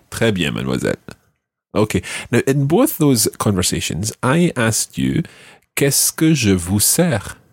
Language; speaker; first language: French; non-native, fluent; English